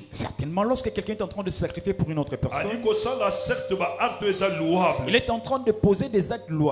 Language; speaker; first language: French; non-native, local second language; Lingala